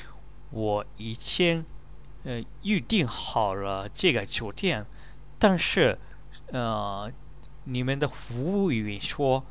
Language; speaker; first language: Chinese; non-native, learner; Japanese